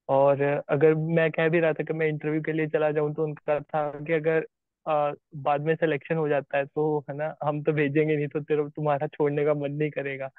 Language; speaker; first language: Hindi; native; Hindi